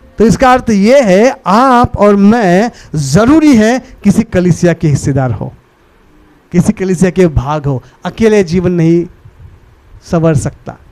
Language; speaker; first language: Hindi; non-native, local second language; Marathi